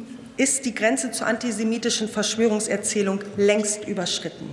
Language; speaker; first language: German; early bilingual, other home language; Turkish